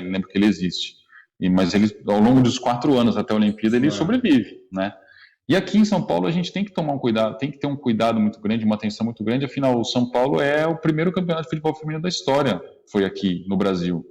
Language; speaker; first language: Portuguese; native; Portuguese